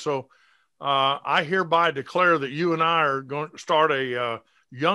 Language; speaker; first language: English; native; English